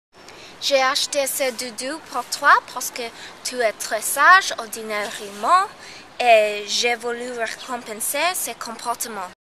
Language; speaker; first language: French; non-native, learner; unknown